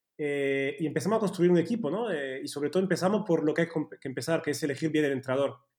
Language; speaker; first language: Spanish; early bilingual, heritage; Spanish